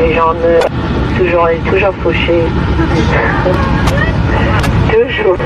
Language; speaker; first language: French; non-native, fluent; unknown